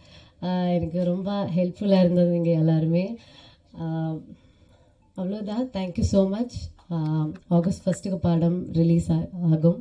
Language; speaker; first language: Tamil; non-native, fluent; Malayalam